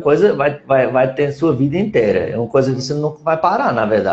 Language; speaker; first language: Portuguese; non-native, fluent; English